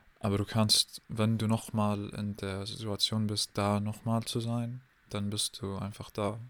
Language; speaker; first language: German; non-native, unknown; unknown